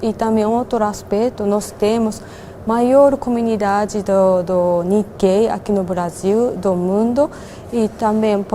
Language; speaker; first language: Portuguese; non-native, fluent; Japanese